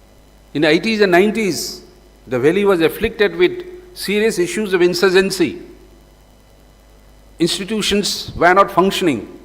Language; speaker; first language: English; non-native, local second language; Manipuri